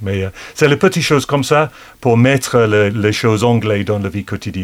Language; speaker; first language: French; non-native, fluent; English